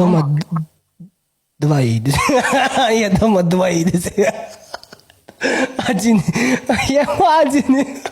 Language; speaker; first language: Russian; non-native, learner; Kyrgyz